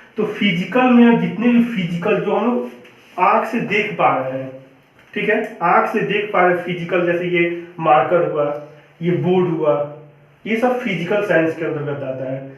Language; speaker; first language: Hindi; native; Hindi